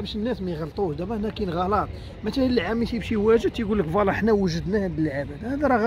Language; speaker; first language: Arabic; native; Arabic